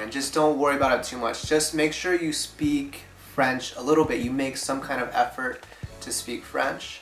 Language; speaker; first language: English; native; English